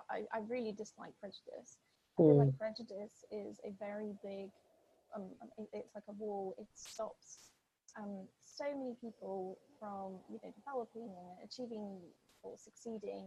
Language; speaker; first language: English; non-native, fluent; Russian